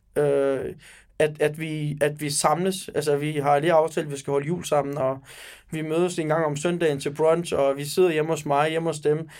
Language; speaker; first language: Danish; early bilingual, other home language; Turkish